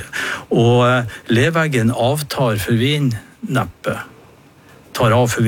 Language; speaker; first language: Norwegian; native; Norwegian